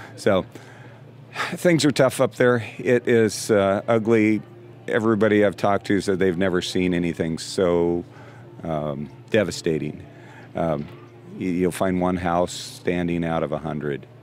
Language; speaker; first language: English; native; English